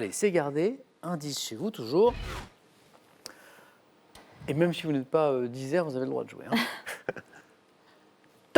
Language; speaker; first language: French; native; French